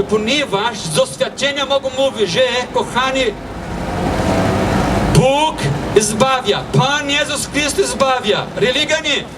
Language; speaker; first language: Polish; non-native, fluent; Portuguese